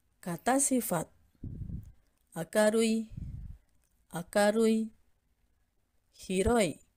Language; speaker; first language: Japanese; non-native, fluent; Indonesian